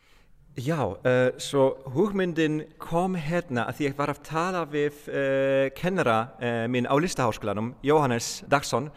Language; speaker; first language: Icelandic; non-native, fluent; Polish